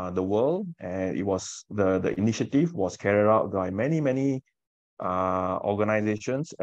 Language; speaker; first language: English; non-native, local second language; Min Nan Chinese